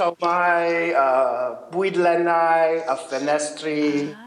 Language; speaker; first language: Welsh; non-native, learner; English